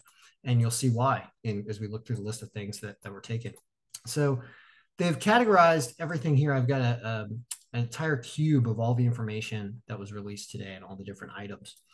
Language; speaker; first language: English; native; English